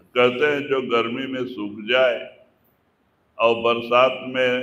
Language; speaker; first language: Hindi; non-native, local second language; Kannada